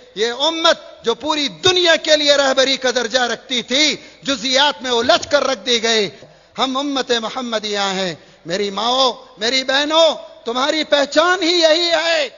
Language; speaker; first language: Urdu; native; Urdu